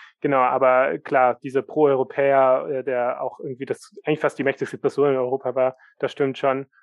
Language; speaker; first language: German; native; German